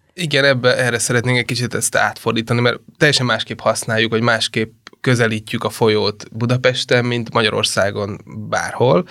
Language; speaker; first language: Hungarian; native; Hungarian